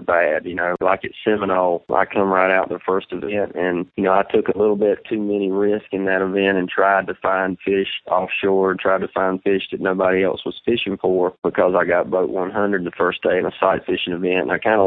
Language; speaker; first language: English; native; English